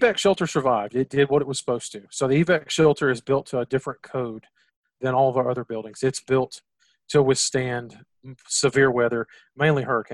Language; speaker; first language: English; native; English